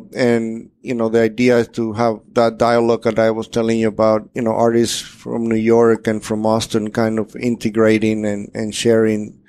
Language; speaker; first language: English; non-native, fluent; Spanish